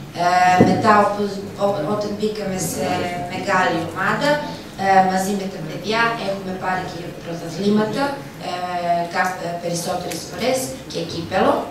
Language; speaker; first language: Greek; non-native, fluent; Serbian